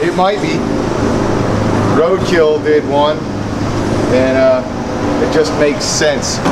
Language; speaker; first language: English; native; English